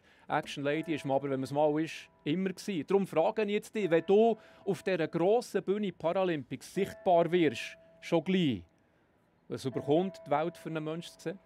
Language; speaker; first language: German; native; German